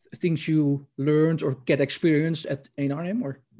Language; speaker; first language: English; non-native, learner; Dutch